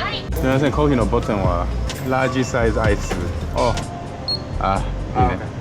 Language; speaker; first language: Japanese; non-native, learner; Chinese